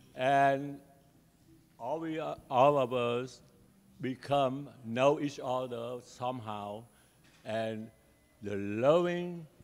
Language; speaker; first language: English; non-native, learner; Vietnamese